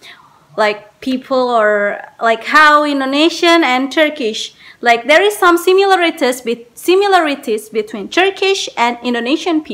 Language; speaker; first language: English; non-native, learner; Indonesian